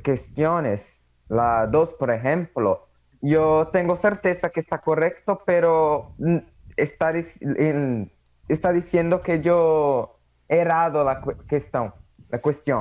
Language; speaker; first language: Spanish; non-native, learner; Portuguese